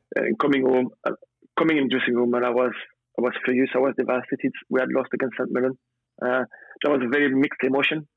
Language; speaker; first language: English; non-native, fluent; French